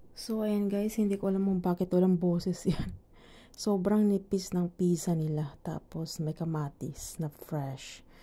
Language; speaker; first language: Filipino; native; Filipino